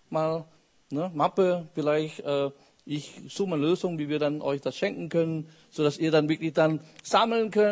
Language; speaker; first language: German; non-native, fluent; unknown